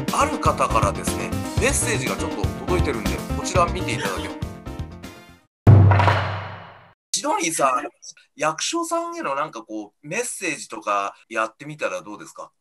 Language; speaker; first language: Japanese; native; Japanese